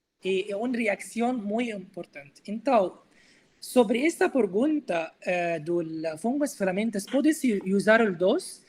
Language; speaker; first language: Portuguese; non-native, learner; Arabic